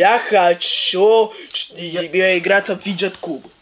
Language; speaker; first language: Russian; early bilingual, heritage; Russian